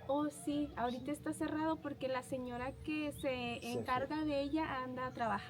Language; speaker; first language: Spanish; native; Spanish